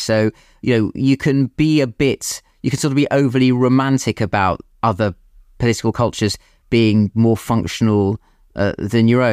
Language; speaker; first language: English; native; English